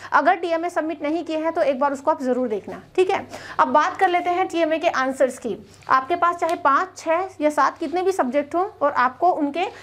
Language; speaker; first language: Hindi; native; Hindi